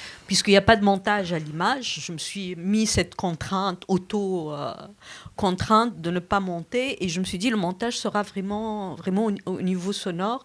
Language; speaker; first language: French; non-native, local second language; Arabic